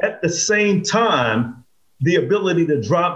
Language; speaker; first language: English; native; English